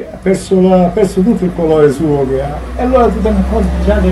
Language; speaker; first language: Italian; native; Italian